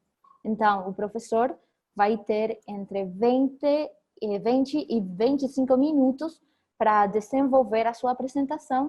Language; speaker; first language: Portuguese; non-native, fluent; Spanish